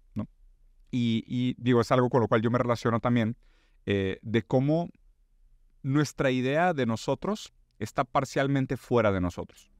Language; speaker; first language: Spanish; non-native, fluent; Portuguese